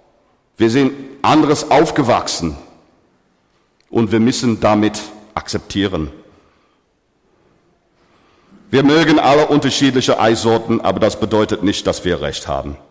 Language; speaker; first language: German; non-native, fluent; English